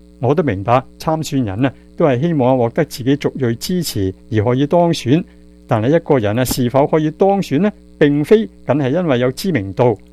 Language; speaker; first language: Chinese; non-native, local second language; Cantonese